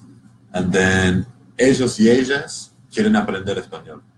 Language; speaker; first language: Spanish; non-native, learner; English